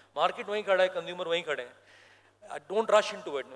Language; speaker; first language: English; non-native, local second language; Hindi